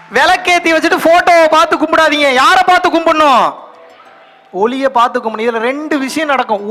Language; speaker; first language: Tamil; non-native, local second language; Telugu